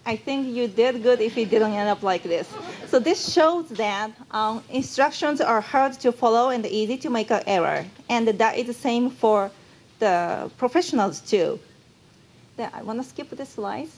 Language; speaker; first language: English; non-native, fluent; Japanese